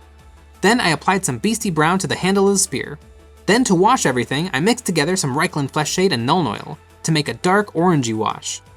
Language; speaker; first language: English; native; English